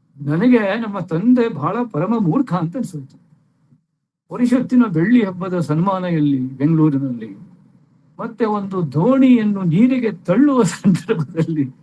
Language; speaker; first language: Kannada; non-native, local second language; Konkani